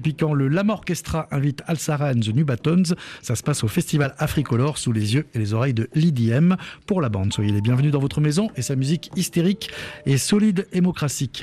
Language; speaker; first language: French; native; French